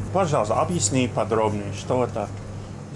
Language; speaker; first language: Russian; non-native, learner; English